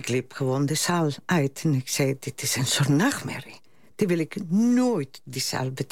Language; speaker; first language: Dutch; non-native, fluent; Spanish